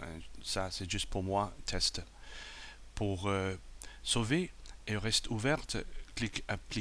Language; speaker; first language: French; non-native, fluent; English